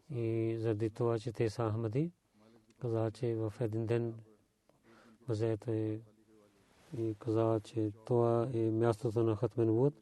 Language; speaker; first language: Bulgarian; non-native, learner; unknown